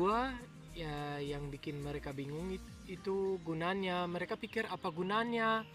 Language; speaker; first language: Indonesian; non-native, fluent; German